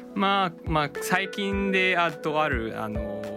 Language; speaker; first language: Japanese; non-native, fluent; Chinese